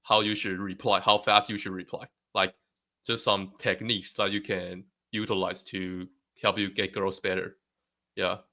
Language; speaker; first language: English; non-native, fluent; Chinese